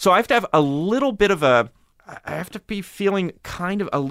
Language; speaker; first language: English; native; English